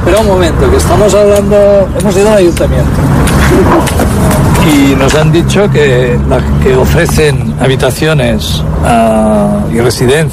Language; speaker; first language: Spanish; native; Spanish